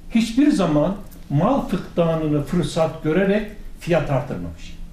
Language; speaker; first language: Turkish; native; Turkish